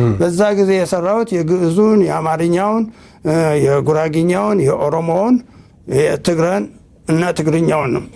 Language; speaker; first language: Amharic; native; Amharic